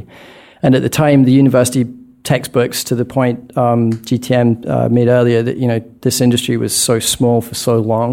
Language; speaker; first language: English; native; English